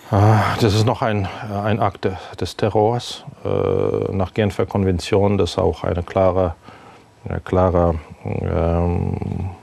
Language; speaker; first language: German; non-native, fluent; Ukrainian